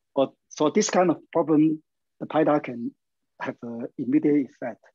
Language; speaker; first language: English; non-native, learner; Chinese